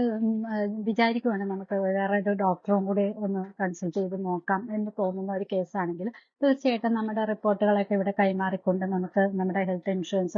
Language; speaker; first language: Malayalam; native; Malayalam